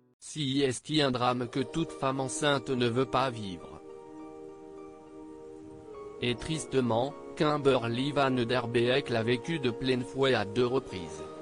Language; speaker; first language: French; native; French